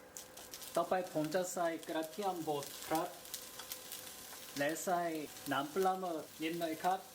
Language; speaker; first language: Thai; non-native, learner; Korean